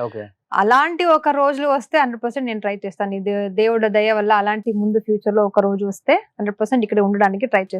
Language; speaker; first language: Telugu; non-native, local second language; Kannada